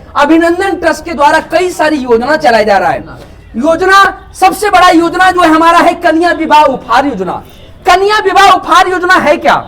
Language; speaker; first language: Hindi; native; Hindi